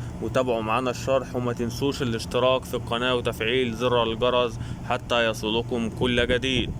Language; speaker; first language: Arabic; native; Arabic